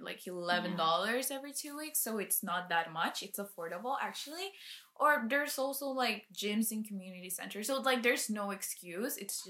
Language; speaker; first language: English; non-native, fluent; Spanish